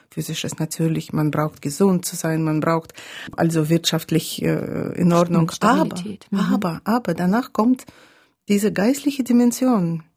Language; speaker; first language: German; non-native, fluent; Russian